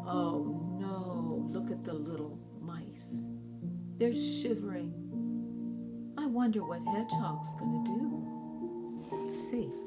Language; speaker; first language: English; native; English